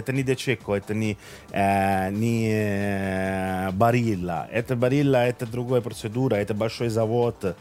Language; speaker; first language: Russian; non-native, learner; Italian